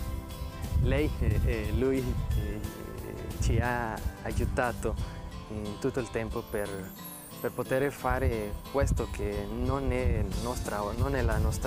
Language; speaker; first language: Italian; non-native, learner; Spanish